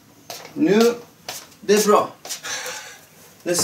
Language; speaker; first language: Swedish; non-native, learner; Persian